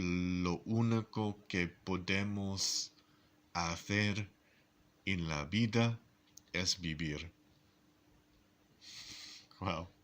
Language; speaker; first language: Spanish; non-native, learner; English